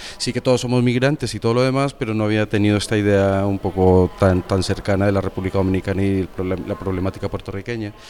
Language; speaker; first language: Spanish; native; Spanish